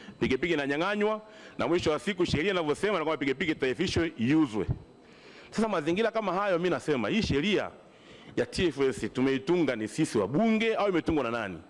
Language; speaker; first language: Swahili; native; Swahili